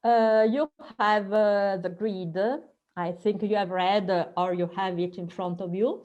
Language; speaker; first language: English; non-native, fluent; Italian